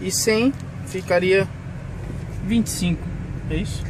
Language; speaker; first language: Portuguese; native; Portuguese